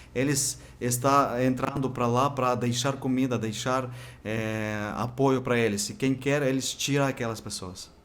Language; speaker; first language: Portuguese; non-native, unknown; Ukrainian